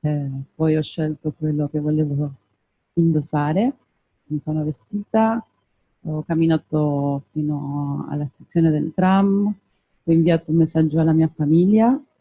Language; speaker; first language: Italian; non-native, fluent; Spanish